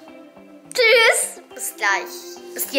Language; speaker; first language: German; early bilingual, other home language; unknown